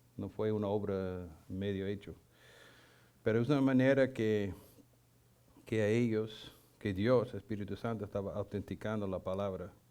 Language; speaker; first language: Spanish; non-native, fluent; English